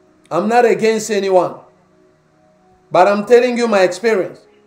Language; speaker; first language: English; non-native, fluent; Lingala